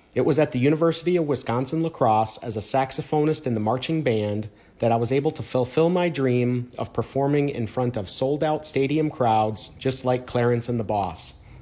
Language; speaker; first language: English; native; English